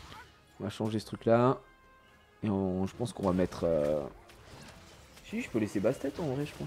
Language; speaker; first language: French; native; French